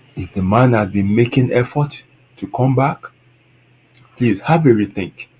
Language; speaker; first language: English; non-native, local second language; Yoruba